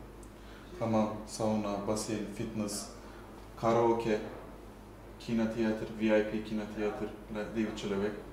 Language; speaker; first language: Russian; non-native, learner; Turkish